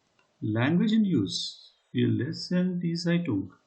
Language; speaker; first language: German; non-native, learner; Hindi